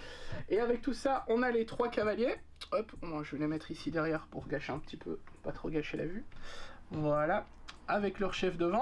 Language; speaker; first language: French; native; French